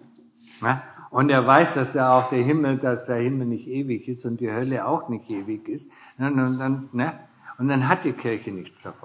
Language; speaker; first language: German; non-native, fluent; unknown